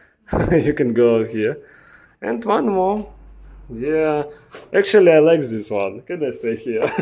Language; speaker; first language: English; non-native, learner; Russian